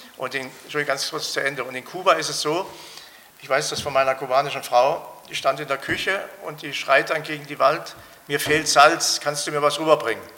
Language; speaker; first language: German; native; German